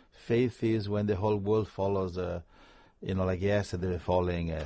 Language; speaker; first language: English; non-native, fluent; Italian